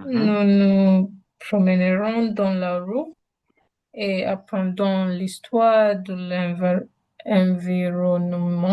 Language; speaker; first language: French; non-native, learner; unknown